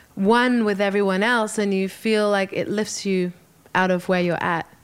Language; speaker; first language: English; native; English